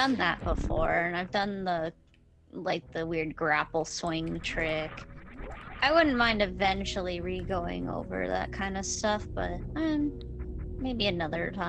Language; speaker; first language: English; native; English